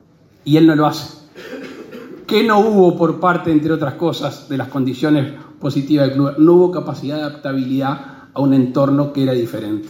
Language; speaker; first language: Spanish; native; Spanish